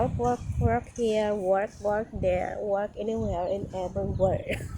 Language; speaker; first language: English; non-native, local second language; Filipino